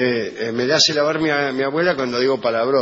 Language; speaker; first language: Spanish; native; Spanish